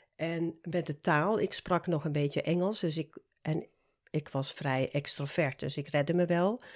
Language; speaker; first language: Dutch; non-native, fluent; Swedish